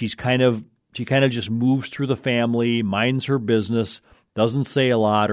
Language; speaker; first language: English; native; English